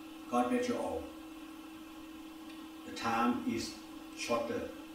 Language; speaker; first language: English; non-native, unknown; Thai